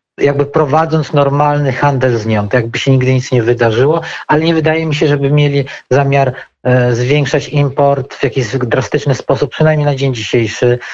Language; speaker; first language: Polish; native; Polish